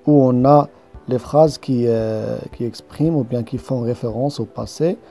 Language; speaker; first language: French; non-native, local second language; Arabic